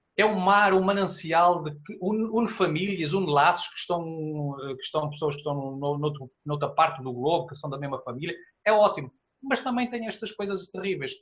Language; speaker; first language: Portuguese; native; Portuguese